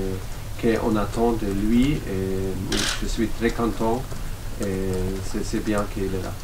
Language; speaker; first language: French; non-native, learner; German